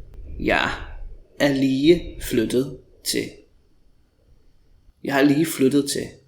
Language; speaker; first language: Danish; non-native, fluent; English